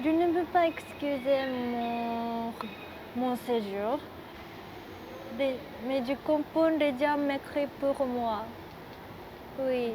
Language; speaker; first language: French; non-native, learner; Japanese